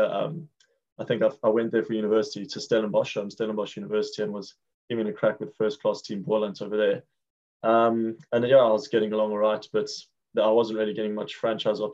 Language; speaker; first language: English; native; English